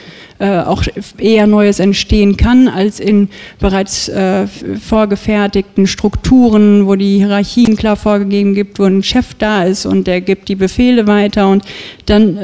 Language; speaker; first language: German; native; German